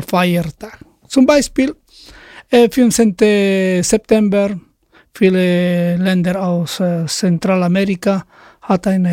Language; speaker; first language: German; non-native, learner; Spanish